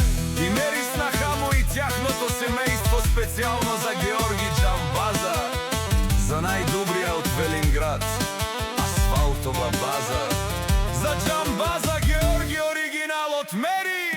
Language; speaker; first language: Bulgarian; non-native, local second language; Romany